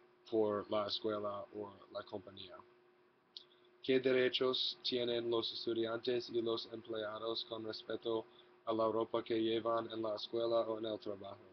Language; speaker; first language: Spanish; non-native, learner; English